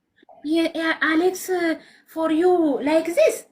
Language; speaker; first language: English; non-native, learner; Amharic